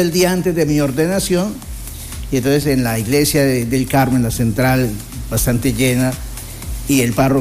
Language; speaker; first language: Spanish; native; Spanish